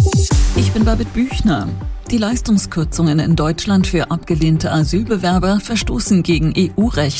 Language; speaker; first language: German; native; German